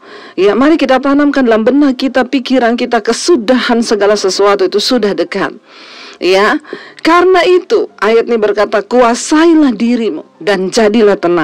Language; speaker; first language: Indonesian; native; Indonesian